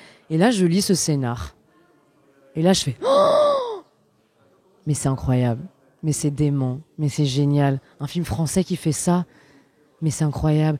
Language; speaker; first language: French; native; French